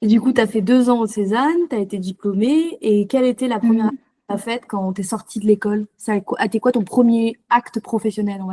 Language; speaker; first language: French; native; French